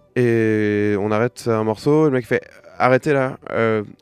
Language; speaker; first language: French; native; French